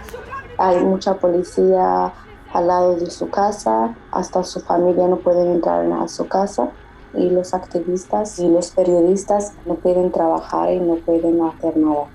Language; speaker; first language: Spanish; non-native, fluent; Arabic